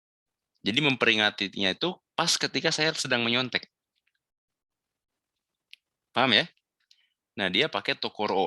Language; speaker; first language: Indonesian; native; Indonesian